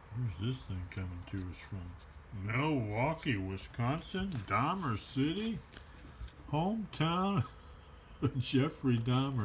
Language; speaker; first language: English; native; English